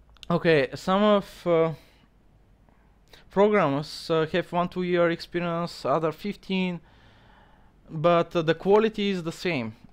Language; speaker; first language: English; non-native, learner; Bulgarian